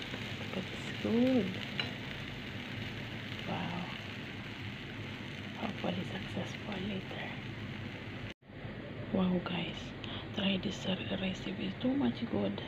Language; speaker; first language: English; non-native, learner; Filipino